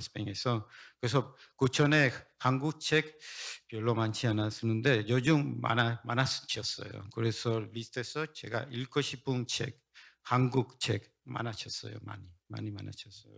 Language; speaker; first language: Korean; non-native, learner; Spanish